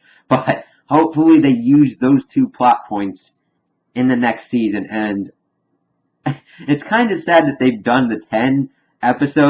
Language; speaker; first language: English; native; English